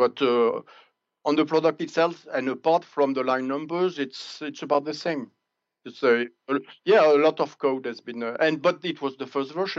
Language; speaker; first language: English; non-native, fluent; French